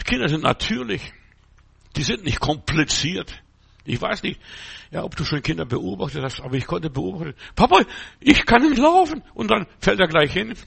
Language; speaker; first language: German; native; German